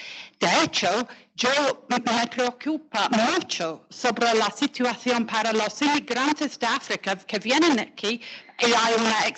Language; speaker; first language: Spanish; non-native, learner; English